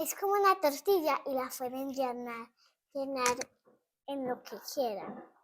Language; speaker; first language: Spanish; early bilingual, heritage; Spanish